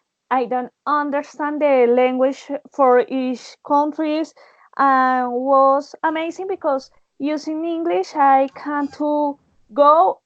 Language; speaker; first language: English; non-native, learner; Spanish